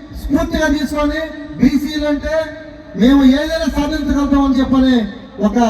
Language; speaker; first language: Telugu; native; Telugu